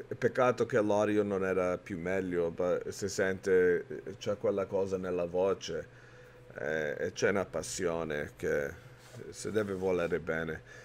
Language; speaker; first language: Italian; early bilingual, heritage; English